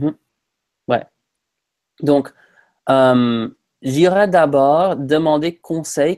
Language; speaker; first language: French; non-native, fluent; English